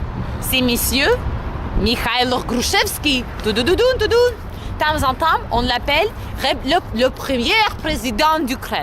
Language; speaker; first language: French; non-native, learner; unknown